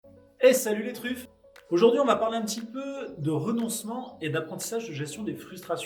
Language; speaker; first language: French; native; French